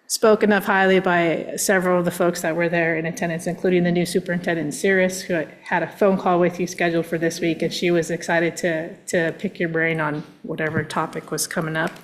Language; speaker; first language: English; native; English